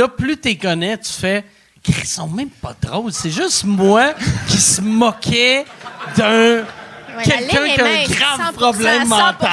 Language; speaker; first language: French; native; French